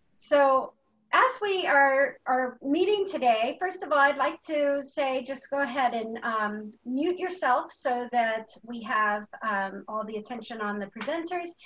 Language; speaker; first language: English; native; English